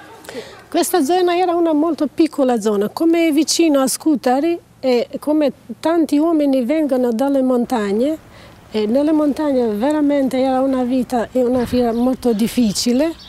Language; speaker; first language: Italian; non-native, fluent; Albanian